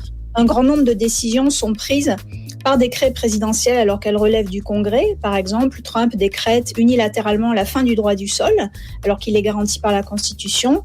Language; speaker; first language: French; native; French